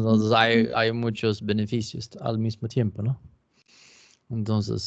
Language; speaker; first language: Spanish; non-native, fluent; Swedish